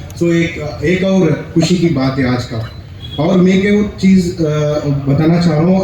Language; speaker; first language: Hindi; non-native, local second language; Tamil